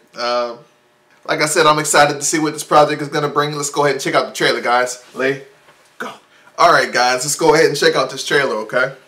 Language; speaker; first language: English; native; English